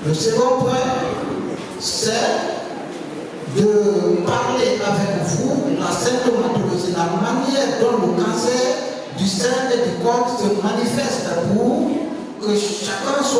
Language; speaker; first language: French; non-native, local second language; Wolof